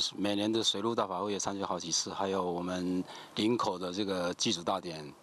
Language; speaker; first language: Chinese; native; Chinese